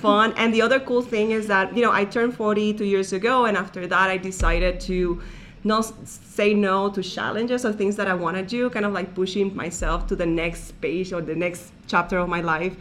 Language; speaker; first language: English; non-native, fluent; Spanish